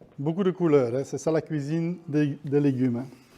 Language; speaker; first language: French; non-native, local second language; Dutch